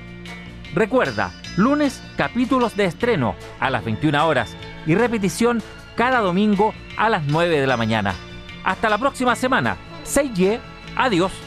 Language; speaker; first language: Spanish; native; Spanish